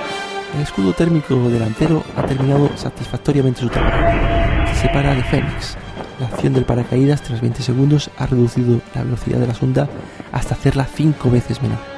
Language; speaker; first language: Spanish; native; Spanish